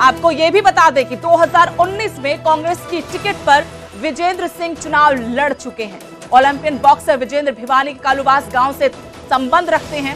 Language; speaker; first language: Hindi; native; Hindi